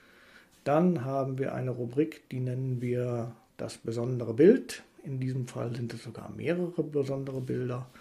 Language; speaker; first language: German; native; German